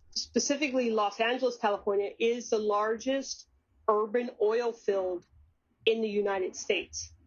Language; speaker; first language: English; native; English